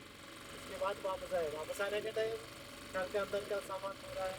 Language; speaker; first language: Hindi; non-native, local second language; Malayalam